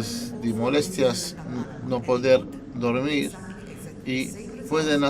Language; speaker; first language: Spanish; non-native, fluent; Italian